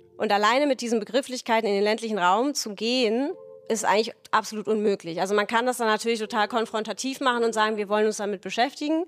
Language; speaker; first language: German; native; German